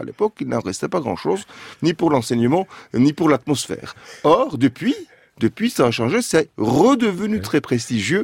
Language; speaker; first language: French; non-native, fluent; Turkish